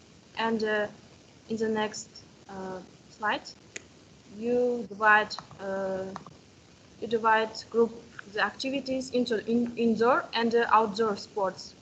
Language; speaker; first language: English; non-native, learner; Kazakh